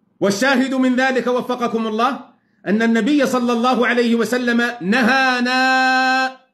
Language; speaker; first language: Arabic; native; Arabic